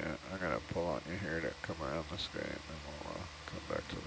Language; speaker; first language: English; native; English